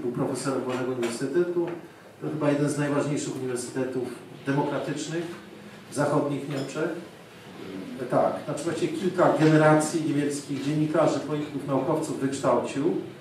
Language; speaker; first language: Polish; non-native, fluent; German